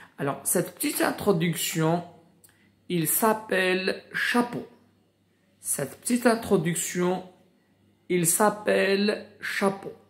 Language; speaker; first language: French; non-native, local second language; Arabic